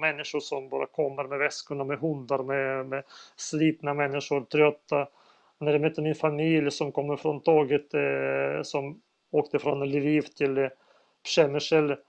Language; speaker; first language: Swedish; non-native, fluent; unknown